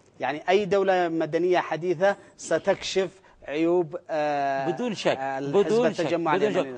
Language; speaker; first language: Arabic; native; Arabic